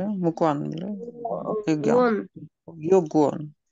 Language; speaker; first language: Korean; non-native, learner; Kyrgyz